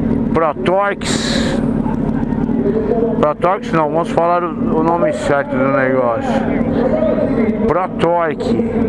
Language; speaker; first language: Portuguese; native; Portuguese